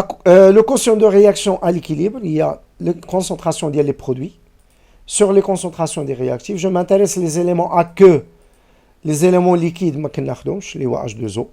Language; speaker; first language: French; non-native, local second language; Arabic